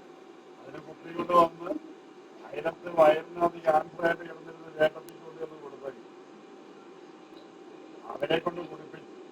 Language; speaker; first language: Malayalam; native; Malayalam